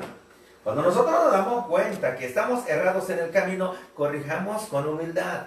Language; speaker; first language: Spanish; native; Spanish